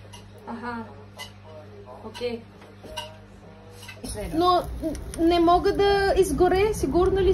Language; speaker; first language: Bulgarian; non-native, local second language; Filipino